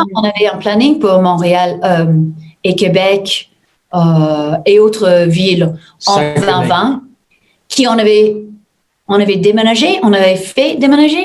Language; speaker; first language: French; non-native, fluent; English